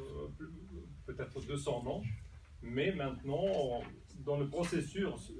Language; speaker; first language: French; non-native, fluent; Serbian